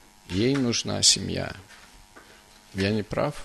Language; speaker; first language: Russian; native; Russian